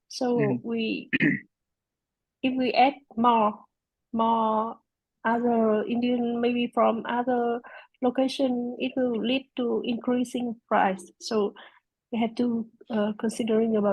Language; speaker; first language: English; non-native, learner; Vietnamese